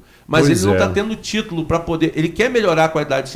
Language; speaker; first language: Portuguese; native; Portuguese